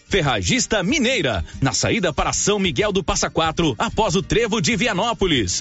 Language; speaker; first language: Portuguese; native; Portuguese